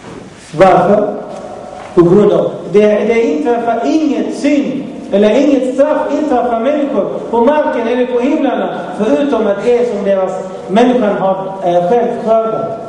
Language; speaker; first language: Swedish; non-native, fluent; Arabic